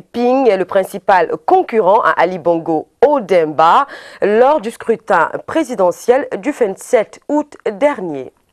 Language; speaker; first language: French; non-native, local second language; Arabic